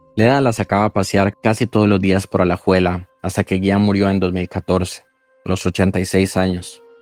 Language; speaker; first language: Spanish; native; Spanish